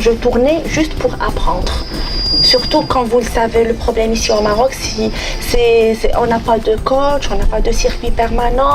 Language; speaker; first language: French; non-native, local second language; Arabic